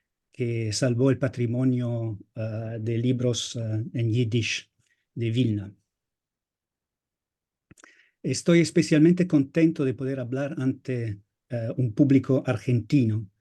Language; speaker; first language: Spanish; non-native, fluent; Italian